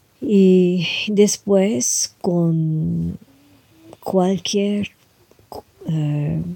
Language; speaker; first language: Spanish; non-native, fluent; French